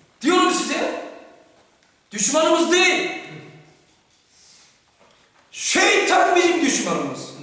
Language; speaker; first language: Turkish; non-native, fluent; Korean